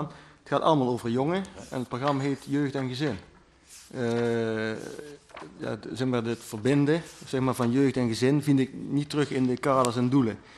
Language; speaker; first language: Dutch; native; Dutch